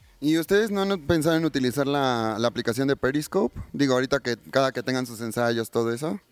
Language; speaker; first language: Spanish; native; Spanish